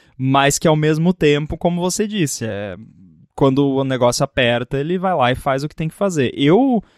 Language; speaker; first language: Portuguese; native; Portuguese